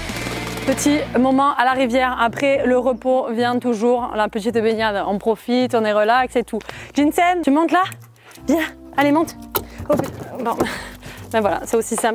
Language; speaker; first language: French; native; French